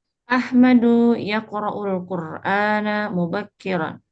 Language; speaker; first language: Arabic; non-native, learner; Indonesian